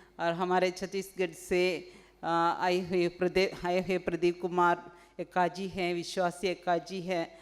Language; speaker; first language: Hindi; non-native, local second language; Malayalam